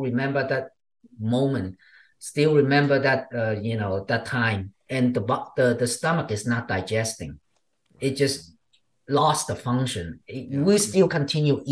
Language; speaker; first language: English; non-native, fluent; Vietnamese